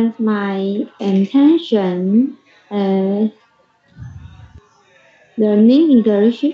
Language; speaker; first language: English; non-native, learner; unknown